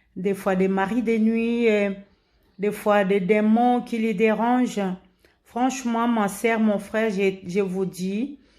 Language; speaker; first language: French; non-native, local second language; Lingala